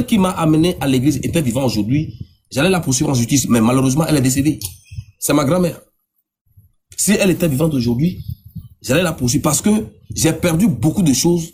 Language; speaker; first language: French; non-native, local second language; Ewe